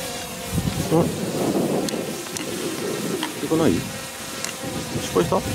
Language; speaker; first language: Japanese; native; Japanese